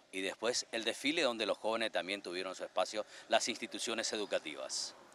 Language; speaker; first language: Spanish; native; Spanish